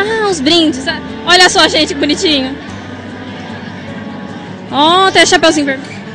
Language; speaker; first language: Portuguese; native; Portuguese